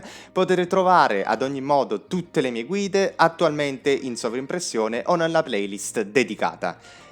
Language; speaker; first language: Italian; native; Italian